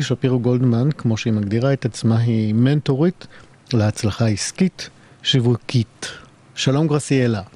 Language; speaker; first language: Hebrew; native; Hebrew